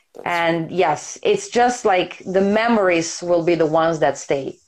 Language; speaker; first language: English; non-native, fluent; Serbian